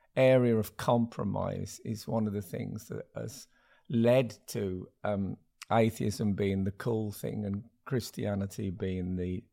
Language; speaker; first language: English; native; English